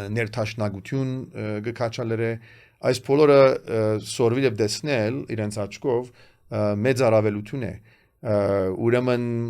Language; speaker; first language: Armenian; early bilingual, heritage; Armenian